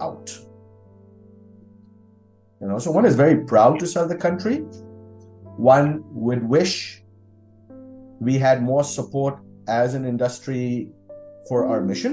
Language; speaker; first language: English; non-native, local second language; Hindi